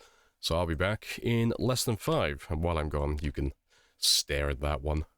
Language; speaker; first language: English; native; English